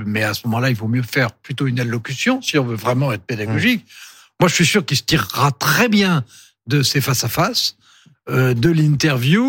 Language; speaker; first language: French; native; French